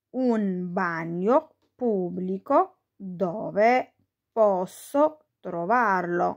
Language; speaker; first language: Italian; non-native, fluent; Arabic